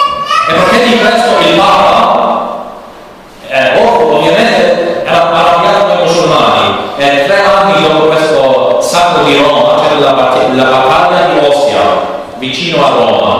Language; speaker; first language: Italian; non-native, learner; English